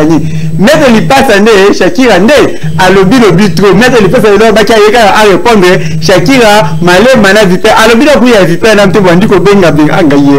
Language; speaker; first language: French; non-native, local second language; Lingala